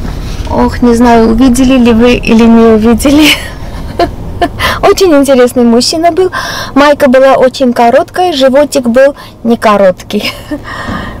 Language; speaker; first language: Russian; non-native, local second language; Armenian